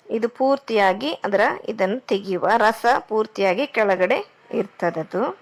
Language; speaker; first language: Kannada; non-native, local second language; Konkani